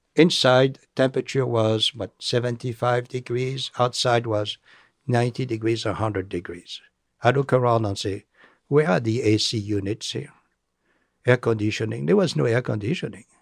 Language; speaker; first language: English; non-native, fluent; French